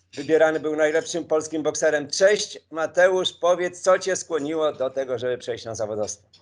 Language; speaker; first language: Polish; native; Polish